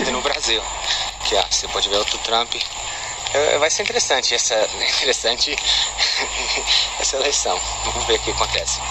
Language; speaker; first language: Portuguese; non-native, fluent; English